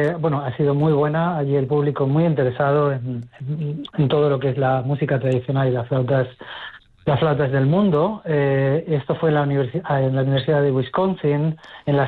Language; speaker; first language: Spanish; native; Spanish